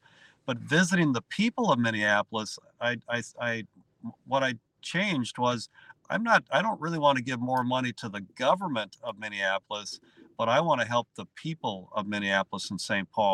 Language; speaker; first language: English; native; English